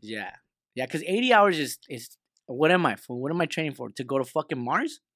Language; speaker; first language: English; early bilingual, other home language; Spanish